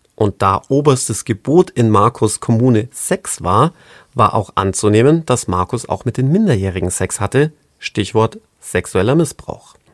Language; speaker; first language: German; non-native, fluent; English